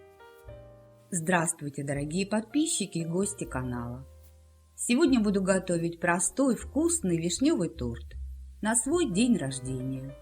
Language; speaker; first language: Russian; native; Russian